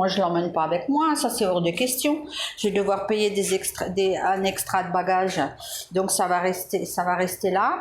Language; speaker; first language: French; native; French